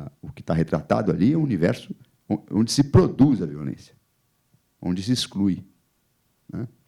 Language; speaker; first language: Portuguese; native; Portuguese